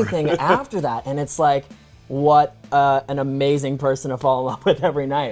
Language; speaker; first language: English; native; English